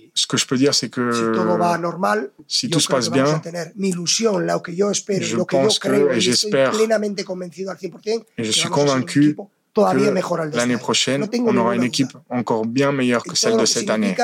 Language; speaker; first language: French; non-native, fluent; Spanish